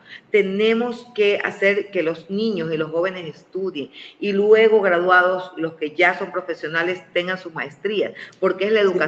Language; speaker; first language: Spanish; native; Spanish